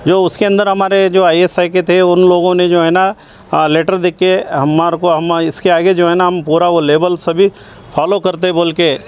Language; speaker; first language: Hindi; non-native, local second language; Kannada